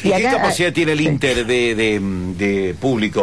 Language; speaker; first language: Spanish; native; Spanish